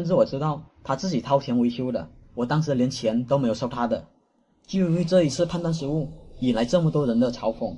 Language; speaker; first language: Chinese; native; Chinese